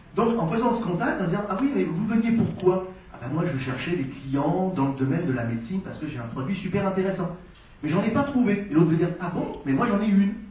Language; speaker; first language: French; native; French